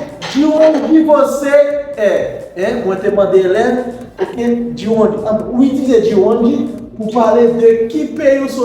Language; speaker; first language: Portuguese; non-native, local second language; Haitian Creole